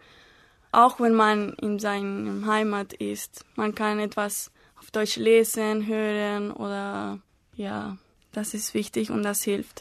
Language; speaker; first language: German; non-native, learner; Spanish